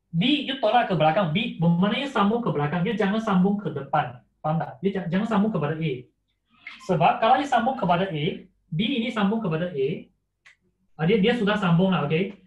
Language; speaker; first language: Malay; non-native, local second language; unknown